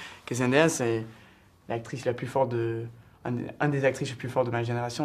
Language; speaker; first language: French; early bilingual, heritage; French